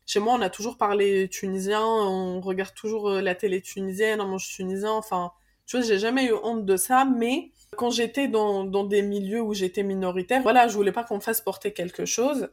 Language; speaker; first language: French; early bilingual, other home language; Arabic